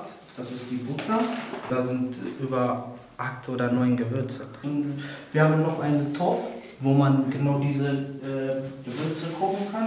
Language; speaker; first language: German; non-native, learner; Tigrinya